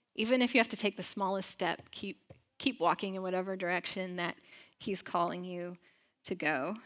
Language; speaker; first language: English; native; English